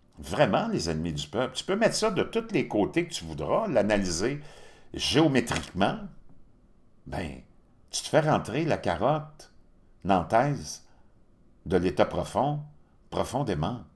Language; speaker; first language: French; native; French